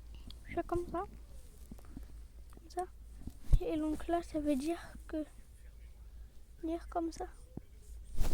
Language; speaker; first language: French; native; French